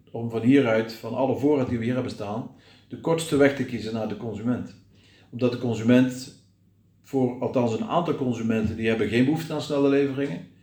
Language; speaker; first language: Dutch; native; Dutch